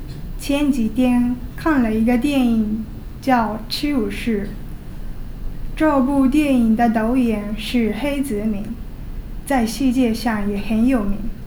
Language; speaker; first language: Chinese; non-native, learner; Japanese